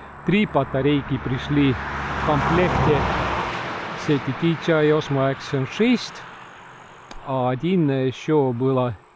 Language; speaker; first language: Russian; non-native, learner; Estonian